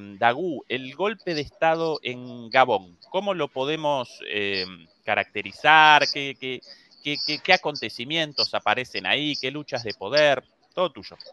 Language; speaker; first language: Spanish; native; Spanish